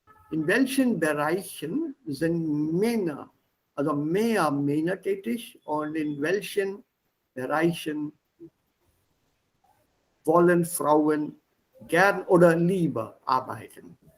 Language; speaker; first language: German; non-native, fluent; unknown